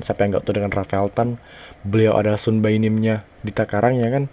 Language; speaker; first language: Indonesian; native; Indonesian